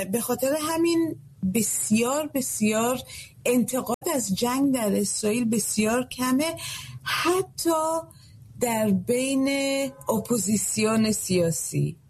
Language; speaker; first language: Persian; early bilingual, heritage; Persian